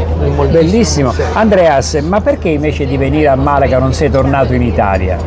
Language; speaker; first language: Italian; native; Italian